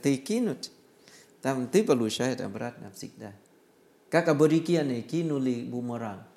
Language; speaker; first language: Russian; non-native, learner; Thai